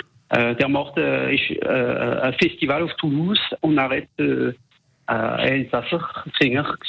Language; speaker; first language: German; non-native, local second language; French